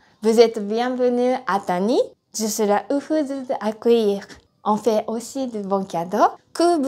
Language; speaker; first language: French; non-native, learner; Japanese